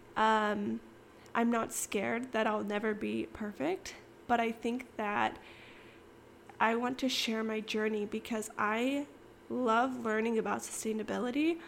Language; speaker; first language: English; native; English